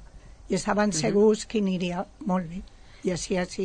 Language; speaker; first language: Catalan; non-native, local second language; Spanish